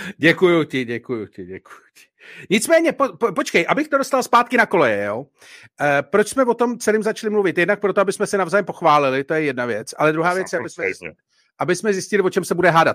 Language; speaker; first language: Czech; native; Czech